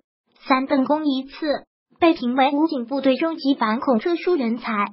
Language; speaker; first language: Chinese; native; Chinese